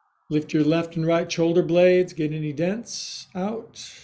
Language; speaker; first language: English; native; English